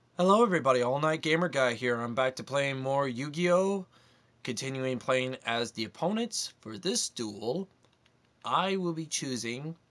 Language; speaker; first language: English; native; English